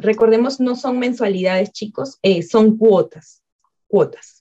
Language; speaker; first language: Spanish; native; Spanish